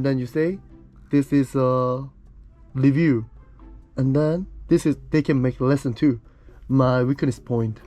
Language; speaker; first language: English; non-native, learner; Korean